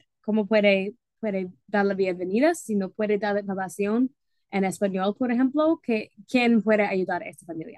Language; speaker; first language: Spanish; non-native, fluent; English